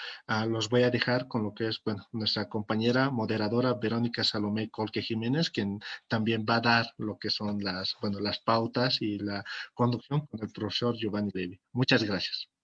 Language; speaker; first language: Spanish; native; Spanish